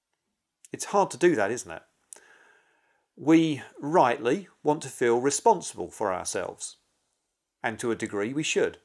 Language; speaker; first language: English; native; English